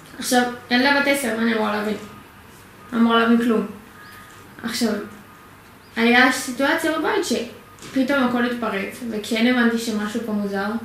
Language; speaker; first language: Hebrew; native; Hebrew